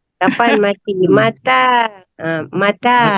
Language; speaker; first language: Arabic; non-native, learner; Malay